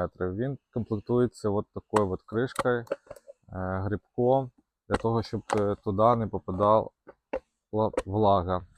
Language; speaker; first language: Ukrainian; non-native, local second language; Russian